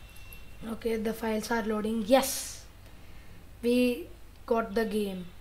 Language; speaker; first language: English; non-native, local second language; Telugu